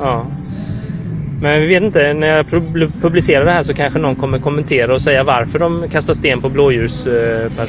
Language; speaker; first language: Swedish; native; Swedish